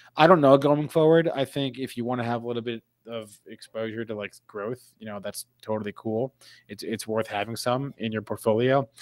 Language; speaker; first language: English; native; English